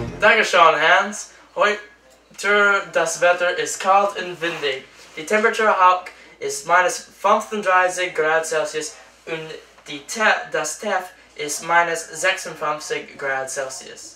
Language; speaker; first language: German; non-native, learner; English